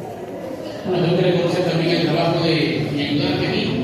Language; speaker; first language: Spanish; native; Spanish